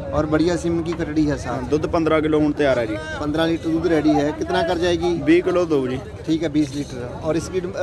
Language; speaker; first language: Hindi; non-native, local second language; Punjabi